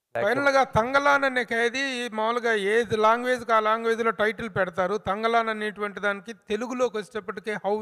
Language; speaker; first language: Telugu; native; Telugu